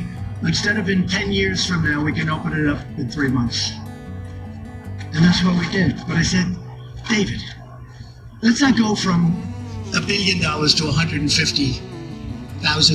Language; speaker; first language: English; native; English